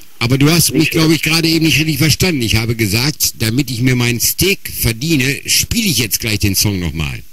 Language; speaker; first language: German; native; German